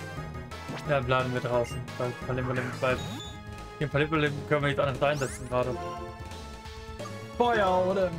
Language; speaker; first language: German; native; German